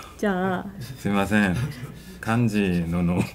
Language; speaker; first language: Japanese; non-native, learner; Korean